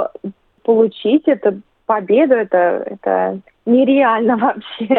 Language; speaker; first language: Russian; early bilingual, other home language; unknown